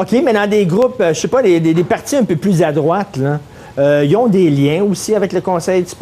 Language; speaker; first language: French; native; French